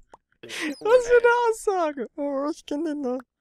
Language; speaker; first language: German; native; German